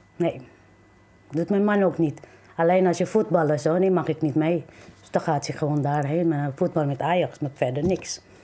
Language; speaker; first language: Dutch; non-native, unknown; English